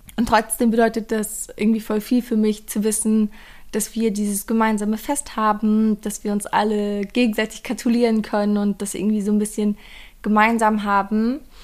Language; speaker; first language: German; early bilingual, other home language; Persian